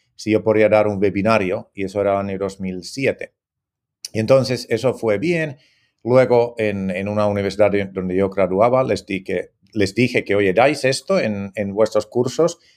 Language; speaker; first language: Spanish; non-native, fluent; Finnish